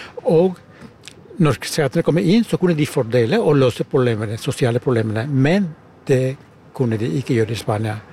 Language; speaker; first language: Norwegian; non-native, fluent; German